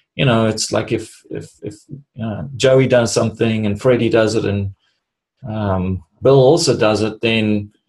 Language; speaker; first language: English; native; English